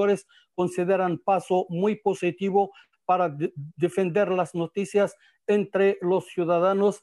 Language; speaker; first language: Spanish; non-native, fluent; Arabic